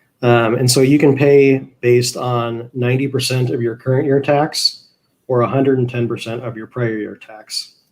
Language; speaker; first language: English; native; English